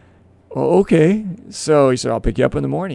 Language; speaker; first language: English; native; English